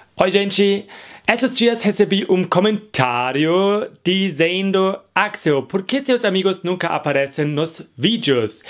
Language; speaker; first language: Portuguese; non-native, fluent; German